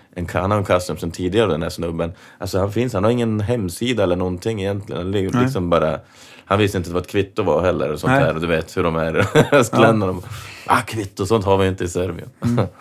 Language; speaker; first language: Swedish; native; Swedish